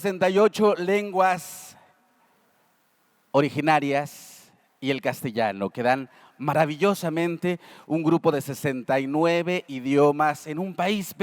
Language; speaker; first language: Spanish; native; Spanish